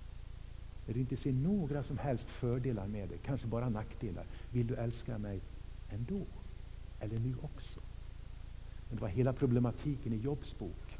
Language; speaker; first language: Swedish; native; Swedish